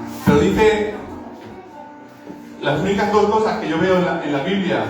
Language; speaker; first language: Spanish; native; Spanish